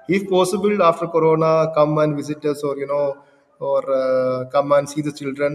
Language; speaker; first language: English; non-native, local second language; Malayalam